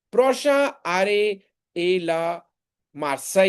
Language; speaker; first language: French; non-native, fluent; Hindi